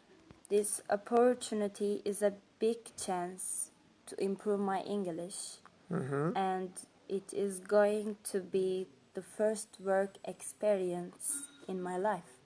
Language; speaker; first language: English; non-native, fluent; Turkish